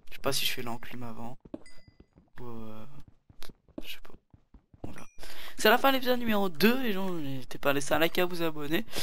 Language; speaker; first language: French; native; French